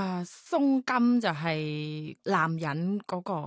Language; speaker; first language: Cantonese; non-native, learner; Thai